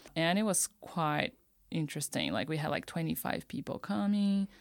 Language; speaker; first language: English; non-native, fluent; Portuguese